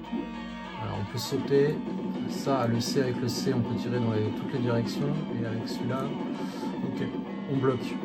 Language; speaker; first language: French; native; French